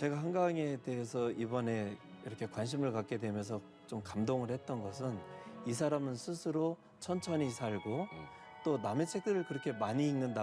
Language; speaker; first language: Korean; native; Korean